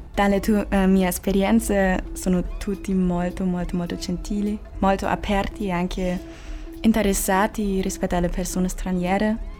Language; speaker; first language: Italian; non-native, fluent; German